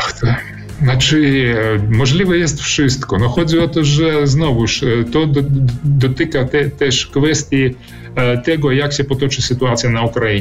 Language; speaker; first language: Polish; early bilingual, heritage; Polish